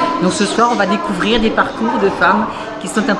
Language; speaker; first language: French; native; French